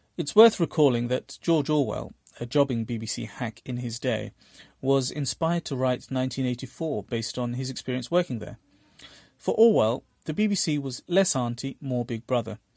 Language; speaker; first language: English; early bilingual, other home language; Bangla